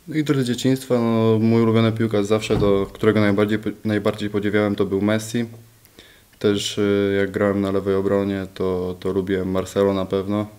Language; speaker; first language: Polish; native; Polish